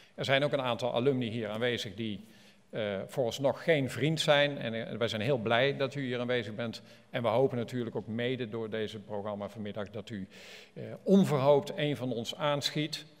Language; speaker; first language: Dutch; native; Dutch